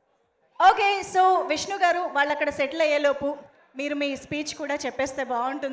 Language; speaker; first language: Telugu; native; Telugu